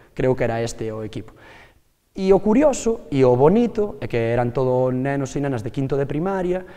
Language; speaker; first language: Galician; native; Galician